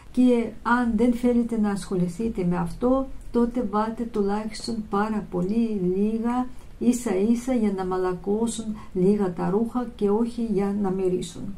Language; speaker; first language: Greek; non-native, fluent; Russian